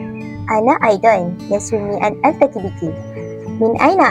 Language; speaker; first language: Arabic; non-native, learner; Malay